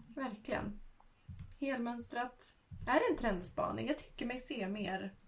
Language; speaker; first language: Swedish; native; Swedish